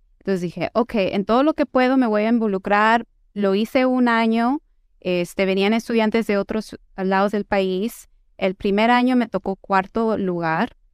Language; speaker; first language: Spanish; early bilingual, heritage; Spanish